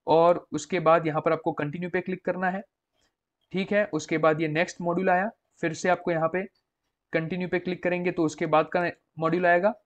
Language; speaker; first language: Hindi; non-native, local second language; Gujarati